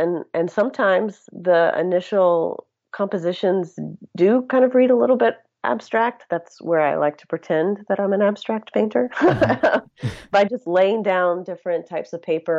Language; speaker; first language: English; native; English